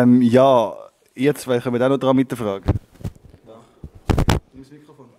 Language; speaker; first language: German; non-native, local second language; French